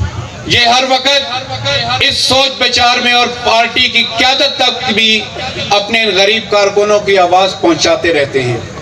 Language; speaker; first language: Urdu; non-native, local second language; Punjabi